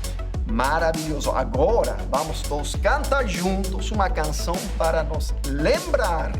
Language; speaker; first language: Portuguese; non-native, fluent; English